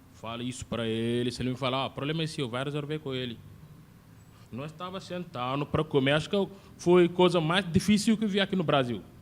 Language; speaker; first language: Portuguese; non-native, learner; Wolof